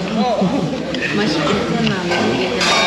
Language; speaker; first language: Korean; non-native, learner; Turkish